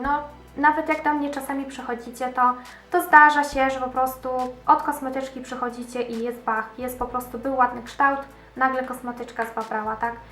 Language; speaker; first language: Polish; native; Polish